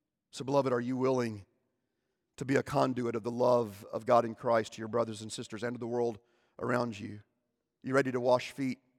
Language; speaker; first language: English; native; English